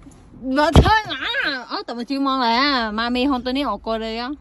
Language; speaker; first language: Japanese; non-native, learner; Vietnamese